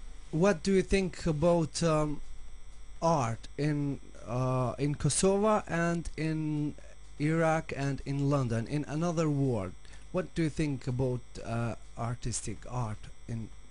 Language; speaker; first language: English; non-native, learner; Albanian